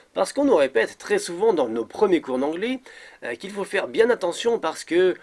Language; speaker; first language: French; native; French